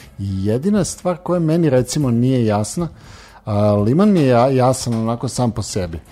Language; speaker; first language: Serbian; native; Serbian